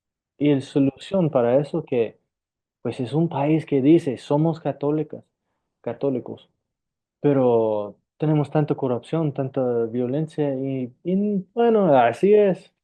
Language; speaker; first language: Spanish; non-native, fluent; English